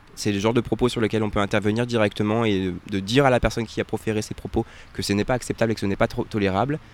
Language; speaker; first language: French; native; French